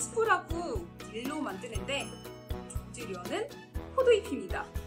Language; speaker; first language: Korean; non-native, learner; Arabic